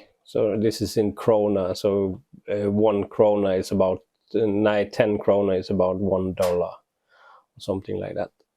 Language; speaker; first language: English; non-native, fluent; Norwegian